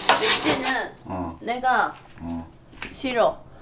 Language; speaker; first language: Korean; non-native, learner; Japanese